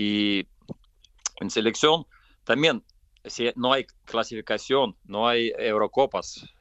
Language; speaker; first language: Spanish; non-native, fluent; Russian